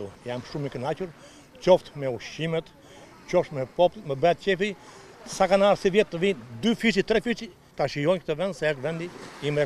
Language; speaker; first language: Albanian; native; Albanian